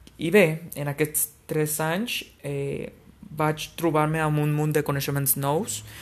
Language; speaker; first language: Catalan; non-native, fluent; Spanish